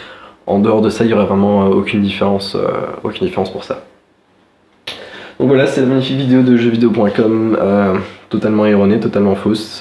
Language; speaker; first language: French; native; French